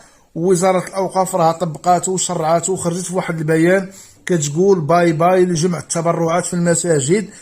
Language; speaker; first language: Arabic; native; Arabic